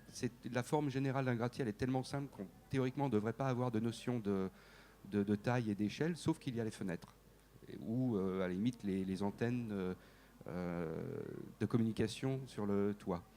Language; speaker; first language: French; native; French